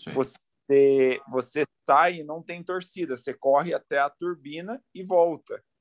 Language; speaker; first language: Portuguese; native; Portuguese